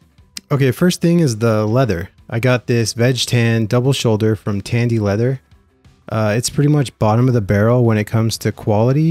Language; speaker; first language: English; native; English